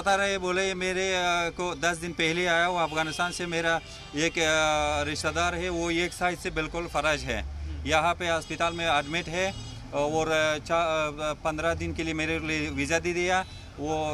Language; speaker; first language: Hindi; non-native, learner; Persian